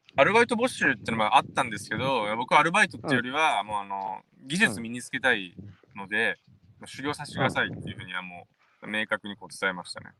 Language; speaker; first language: Japanese; native; Japanese